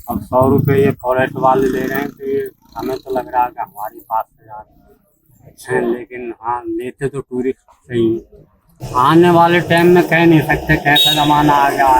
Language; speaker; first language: Hindi; native; Hindi